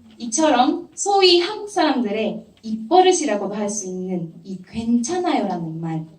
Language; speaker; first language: Korean; non-native, fluent; Japanese